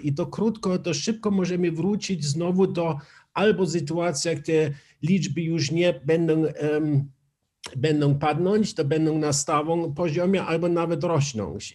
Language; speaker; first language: Polish; non-native, learner; German